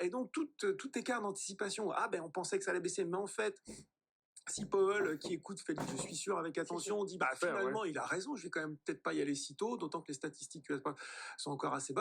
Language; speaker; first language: French; native; French